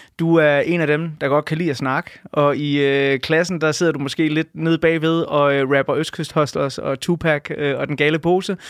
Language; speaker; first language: Danish; native; Danish